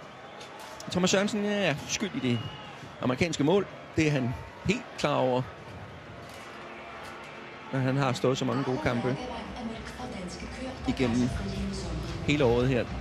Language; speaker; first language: Danish; native; Danish